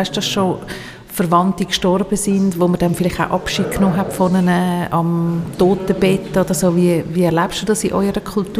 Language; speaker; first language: German; native; German